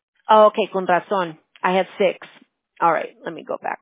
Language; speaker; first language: English; early bilingual, other home language; Spanish